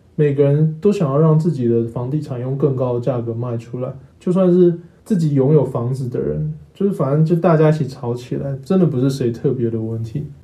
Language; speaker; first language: Chinese; native; Chinese